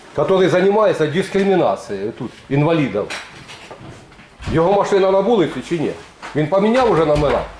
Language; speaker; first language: Ukrainian; non-native, local second language; Russian